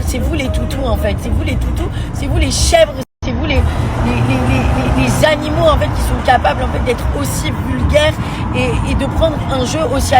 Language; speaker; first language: French; native; French